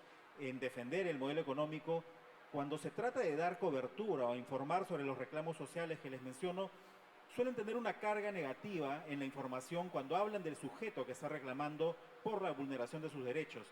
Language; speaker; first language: Spanish; native; Spanish